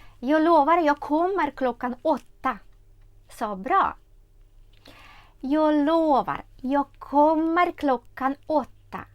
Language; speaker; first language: Swedish; non-native, fluent; Ukrainian